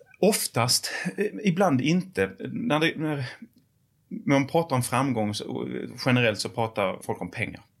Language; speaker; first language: Swedish; native; Swedish